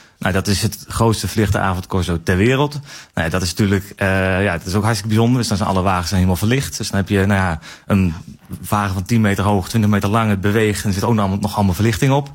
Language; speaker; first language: Dutch; native; Dutch